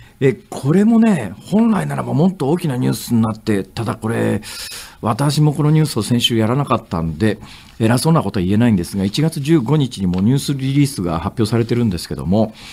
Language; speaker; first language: Japanese; native; Japanese